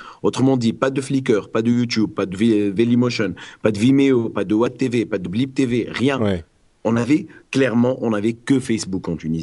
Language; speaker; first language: French; non-native, local second language; Arabic